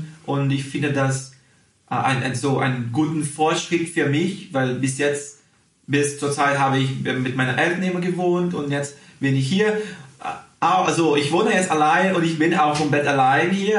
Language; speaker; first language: German; early bilingual, heritage; Portuguese